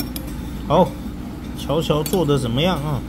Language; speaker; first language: Chinese; native; Chinese